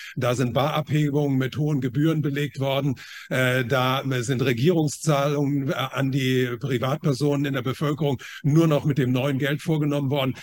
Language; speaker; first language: German; non-native, fluent; Chinese